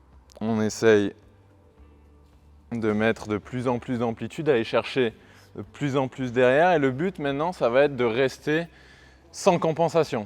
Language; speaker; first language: French; native; French